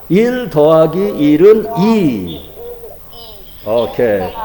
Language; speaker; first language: Korean; non-native, fluent; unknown